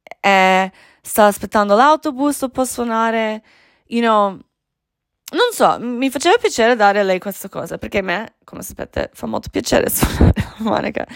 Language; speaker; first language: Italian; non-native, fluent; Croatian